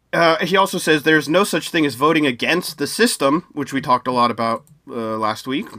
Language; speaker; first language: English; native; English